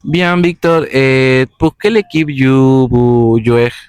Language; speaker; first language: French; non-native, learner; Spanish